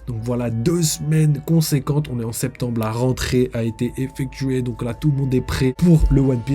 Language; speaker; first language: French; native; French